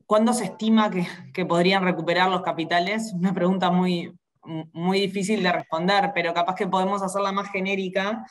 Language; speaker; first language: Spanish; native; Spanish